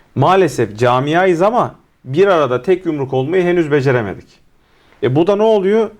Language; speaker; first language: Turkish; native; Turkish